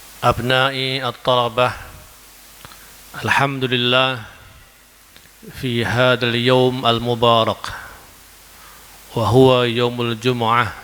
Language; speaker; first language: Arabic; non-native, fluent; Indonesian